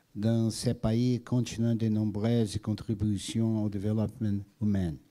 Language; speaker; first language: French; non-native, learner; Portuguese